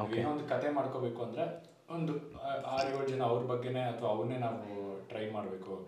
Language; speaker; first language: Kannada; native; Kannada